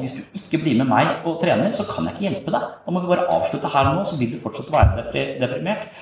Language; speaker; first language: Norwegian; native; Norwegian